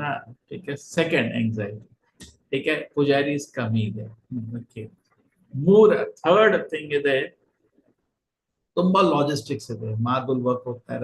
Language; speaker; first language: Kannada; non-native, learner; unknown